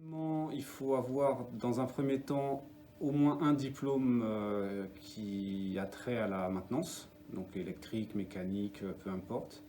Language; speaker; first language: French; native; French